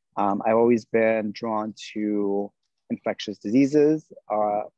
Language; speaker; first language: English; native; English